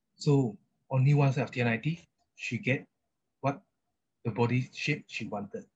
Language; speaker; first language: English; non-native, local second language; Chinese